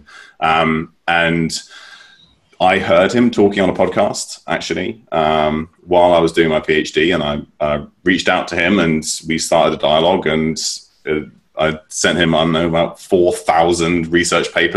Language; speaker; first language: English; native; English